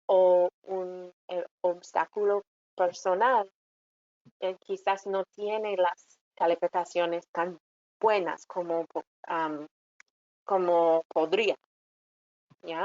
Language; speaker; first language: Spanish; non-native, fluent; English